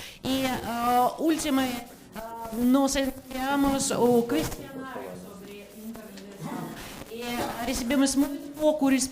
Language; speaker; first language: Portuguese; non-native, fluent; Russian